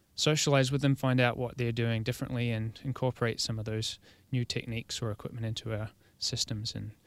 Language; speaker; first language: English; native; English